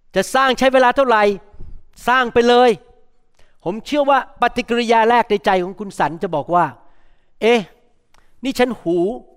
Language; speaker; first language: Thai; native; Thai